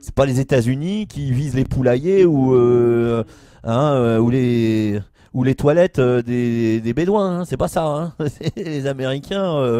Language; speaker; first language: French; native; French